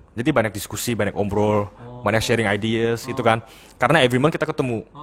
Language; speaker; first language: Indonesian; early bilingual, other home language; Korean